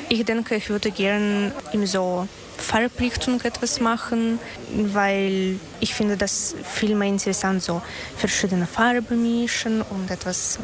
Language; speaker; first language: German; non-native, learner; Russian